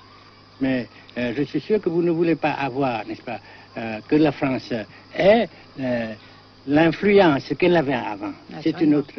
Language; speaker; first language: French; non-native, fluent; Vietnamese